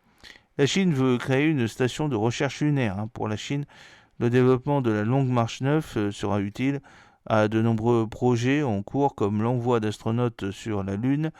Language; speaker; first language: French; native; French